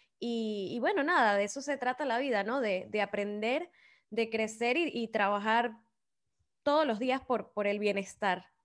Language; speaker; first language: Spanish; native; Spanish